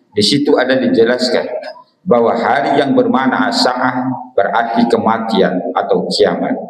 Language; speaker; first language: Malay; non-native, local second language; Minangkabau